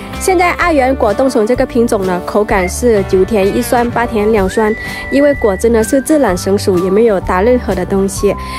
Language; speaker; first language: Chinese; non-native, fluent; Lao